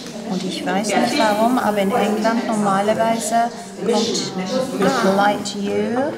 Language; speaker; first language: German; non-native, learner; English